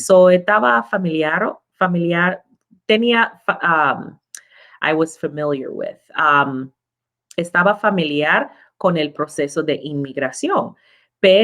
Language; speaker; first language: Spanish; non-native, learner; English